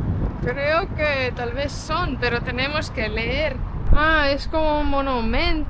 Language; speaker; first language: Spanish; non-native, fluent; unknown